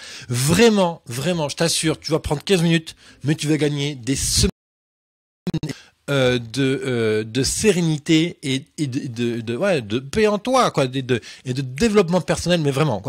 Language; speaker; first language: French; native; French